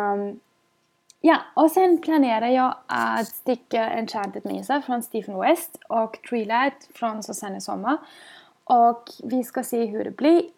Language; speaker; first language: Swedish; non-native, fluent; German